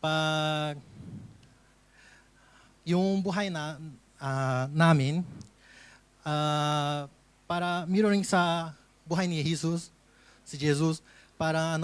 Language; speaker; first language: Filipino; non-native, learner; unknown